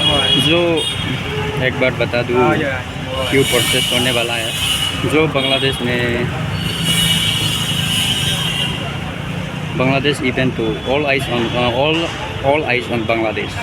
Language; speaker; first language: Hindi; non-native, local second language; Chakma